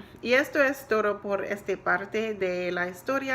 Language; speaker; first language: Spanish; non-native, learner; English